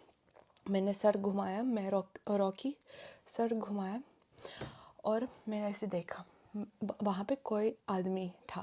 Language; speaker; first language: Hindi; non-native, fluent; Russian